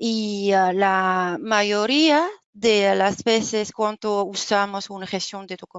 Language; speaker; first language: Spanish; non-native, fluent; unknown